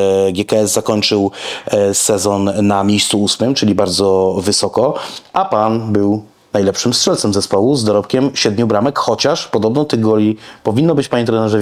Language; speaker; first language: Polish; native; Polish